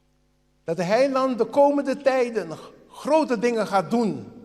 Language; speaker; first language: Dutch; non-native, local second language; Papiamento